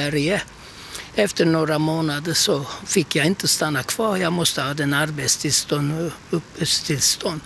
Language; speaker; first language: Swedish; non-native, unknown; Turkish